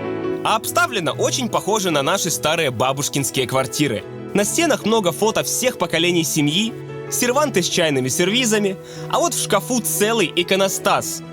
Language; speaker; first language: Russian; native; Russian